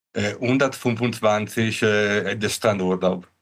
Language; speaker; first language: German; non-native, learner; Italian